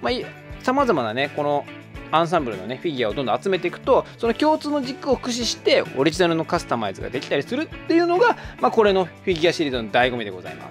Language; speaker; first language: Japanese; native; Japanese